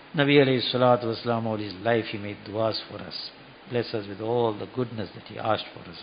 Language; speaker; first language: English; native; English